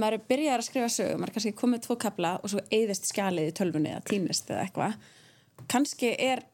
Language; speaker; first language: Icelandic; native; Icelandic